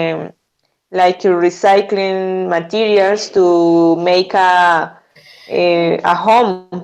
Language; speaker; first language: English; non-native, learner; Spanish